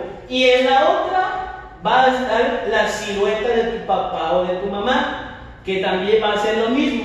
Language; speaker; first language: Spanish; native; Spanish